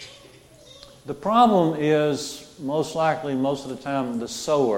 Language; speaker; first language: English; native; English